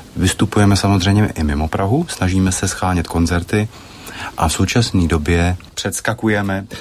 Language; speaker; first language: Czech; native; Czech